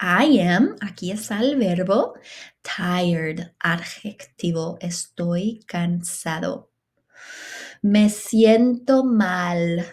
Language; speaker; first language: Spanish; non-native, fluent; English